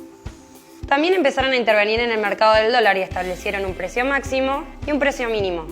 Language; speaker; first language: Spanish; native; Spanish